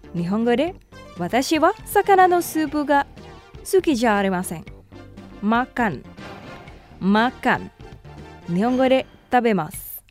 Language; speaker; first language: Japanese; non-native, fluent; Indonesian